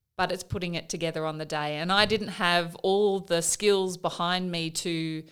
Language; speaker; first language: English; native; English